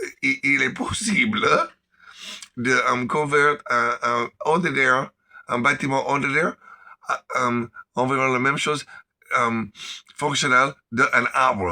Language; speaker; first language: French; non-native, learner; English